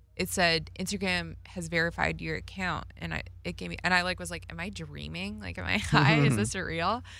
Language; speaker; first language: English; native; English